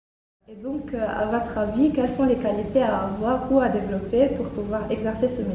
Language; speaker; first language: French; native; French